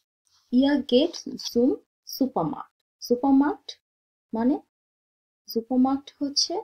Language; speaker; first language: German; non-native, fluent; Bangla